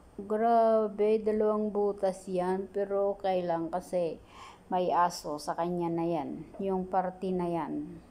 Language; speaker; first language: Filipino; native; Filipino